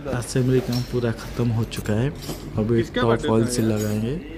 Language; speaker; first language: Hindi; non-native, local second language; Odia